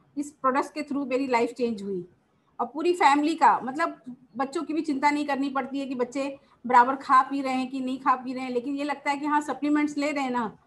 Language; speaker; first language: Hindi; native; Hindi